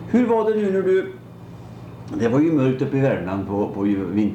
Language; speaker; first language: Swedish; native; Swedish